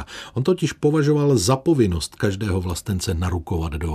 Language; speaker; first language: Czech; native; Czech